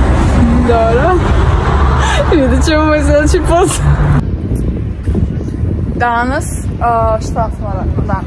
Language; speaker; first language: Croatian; non-native, learner; Russian